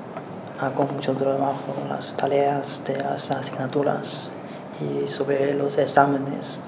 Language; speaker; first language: Spanish; non-native, learner; Chinese